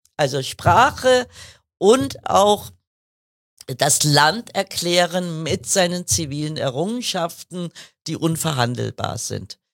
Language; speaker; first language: German; early bilingual, other home language; Kurdish